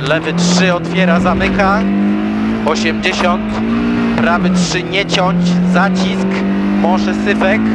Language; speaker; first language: Polish; native; Polish